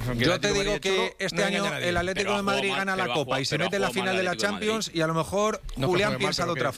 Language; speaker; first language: Spanish; native; Spanish